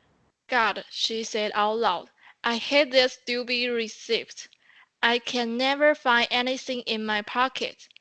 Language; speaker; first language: English; non-native, learner; Chinese